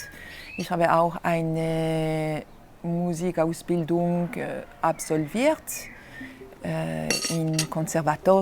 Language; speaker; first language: German; non-native, fluent; French